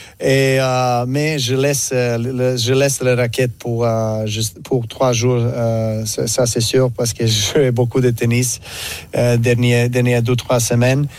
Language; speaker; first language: French; non-native, learner; Serbian